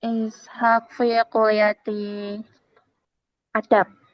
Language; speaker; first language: Arabic; non-native, learner; Indonesian